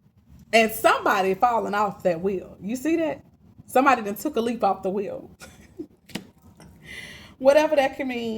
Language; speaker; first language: English; native; English